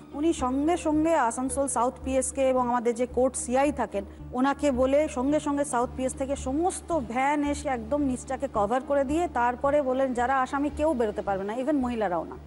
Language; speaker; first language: Bangla; native; Bangla